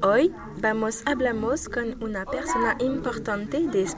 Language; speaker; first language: Spanish; non-native, learner; French